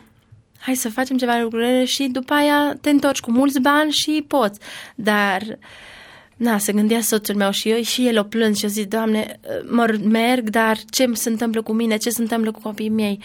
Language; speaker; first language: Romanian; non-native, learner; Albanian